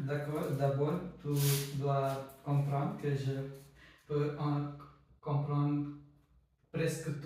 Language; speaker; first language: French; non-native, learner; English